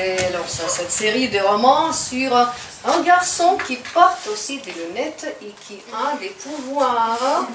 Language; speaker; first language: French; non-native, fluent; Ukrainian